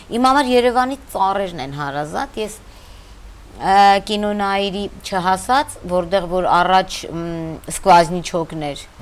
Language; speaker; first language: Armenian; native; Armenian